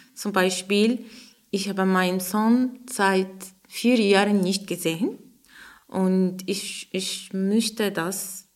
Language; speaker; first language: German; non-native, learner; Arabic